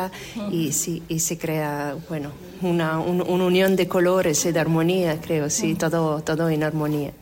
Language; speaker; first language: Spanish; non-native, fluent; Italian